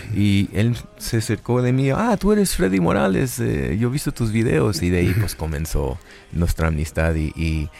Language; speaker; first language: Spanish; early bilingual, heritage; Spanish